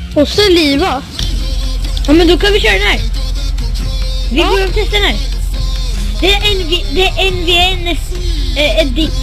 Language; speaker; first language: Swedish; native; Swedish